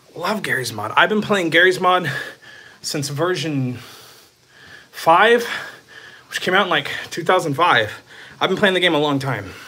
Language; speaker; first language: English; native; English